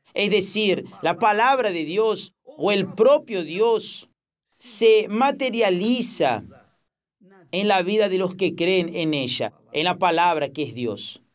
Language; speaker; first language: Spanish; non-native, fluent; Portuguese